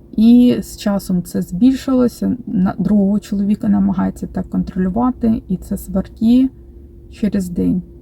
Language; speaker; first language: Ukrainian; non-native, local second language; Russian